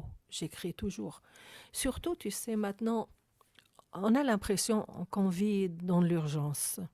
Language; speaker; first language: French; non-native, fluent; Arabic